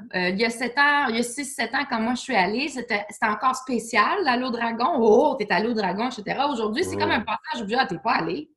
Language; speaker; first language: French; native; French